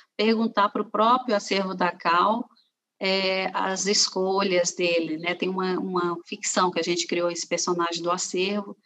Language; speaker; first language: Portuguese; native; Portuguese